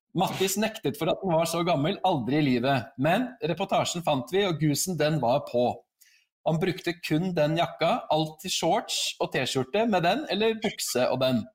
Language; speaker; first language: Norwegian; native; Norwegian